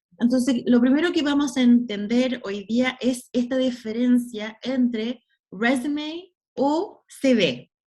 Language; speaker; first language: Spanish; non-native, fluent; English